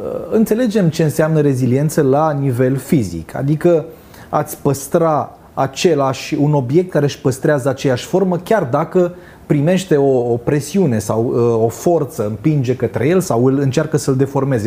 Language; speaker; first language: Romanian; native; Romanian